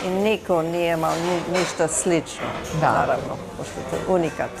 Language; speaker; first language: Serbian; early bilingual, heritage; Serbian